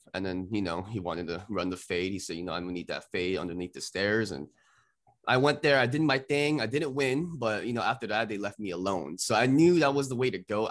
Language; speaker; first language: English; native; English